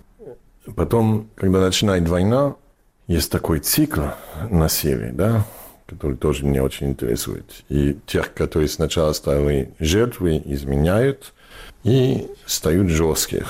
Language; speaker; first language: Russian; non-native, fluent; English